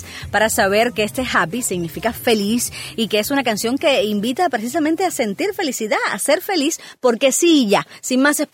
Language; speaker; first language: Spanish; native; Spanish